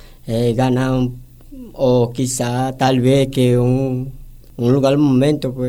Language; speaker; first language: Spanish; non-native, local second language; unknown